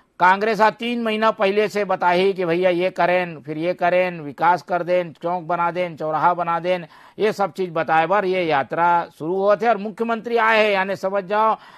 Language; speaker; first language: Hindi; native; Hindi